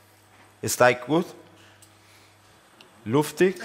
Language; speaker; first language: German; non-native, learner; Italian